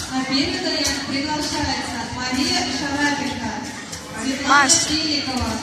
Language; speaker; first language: Russian; native; Russian